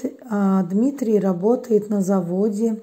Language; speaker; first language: Russian; non-native, fluent; Azerbaijani